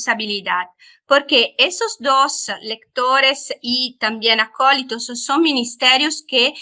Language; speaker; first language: Spanish; non-native, fluent; Italian